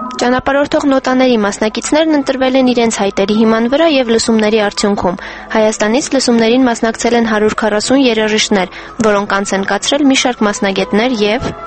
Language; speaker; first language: Armenian; native; Armenian